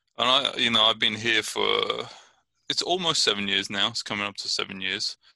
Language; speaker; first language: English; native; English